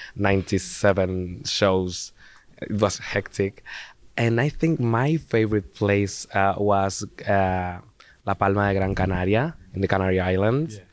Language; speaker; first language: English; non-native, fluent; Spanish